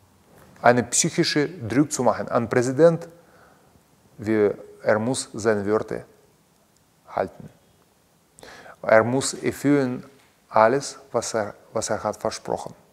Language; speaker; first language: German; non-native, learner; Russian